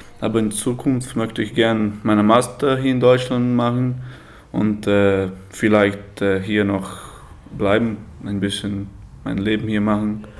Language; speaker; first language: German; early bilingual, heritage; German